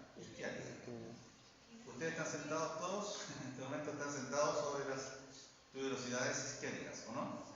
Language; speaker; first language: Spanish; native; Spanish